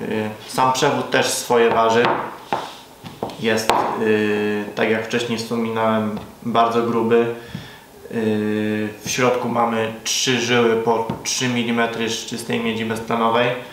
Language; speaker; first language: Polish; native; Polish